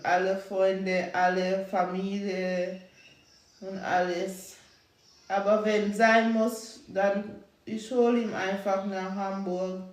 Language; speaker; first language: German; non-native, learner; English